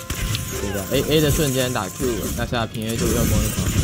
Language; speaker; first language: Chinese; native; Chinese